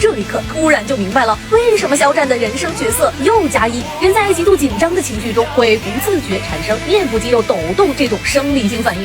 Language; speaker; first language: Chinese; native; Chinese